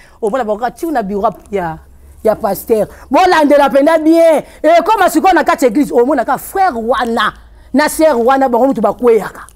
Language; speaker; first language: Lingala; non-native, local second language; Kongo